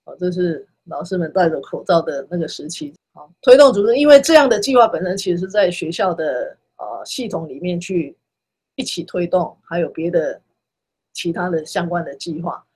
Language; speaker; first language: Chinese; native; Chinese